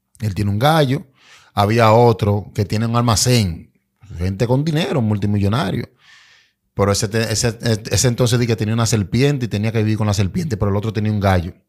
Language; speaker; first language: Spanish; native; Spanish